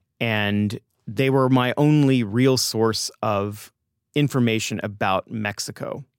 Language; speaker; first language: English; native; English